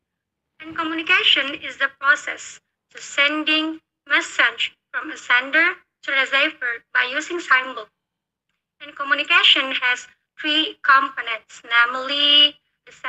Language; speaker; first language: English; non-native, learner; Indonesian